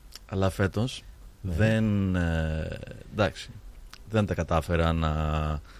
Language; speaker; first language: Greek; early bilingual, heritage; Greek